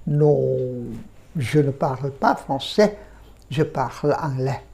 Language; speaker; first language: French; non-native, fluent; Bangla